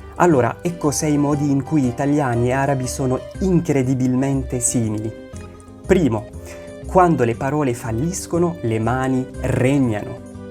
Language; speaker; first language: Italian; non-native, fluent; Arabic